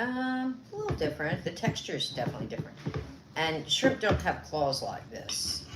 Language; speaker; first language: English; native; English